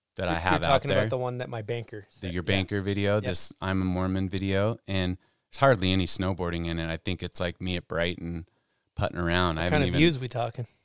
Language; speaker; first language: English; native; English